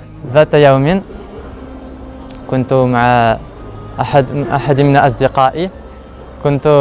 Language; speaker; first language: Arabic; non-native, learner; French